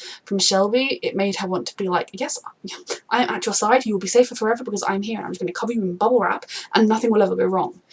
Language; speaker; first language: English; native; English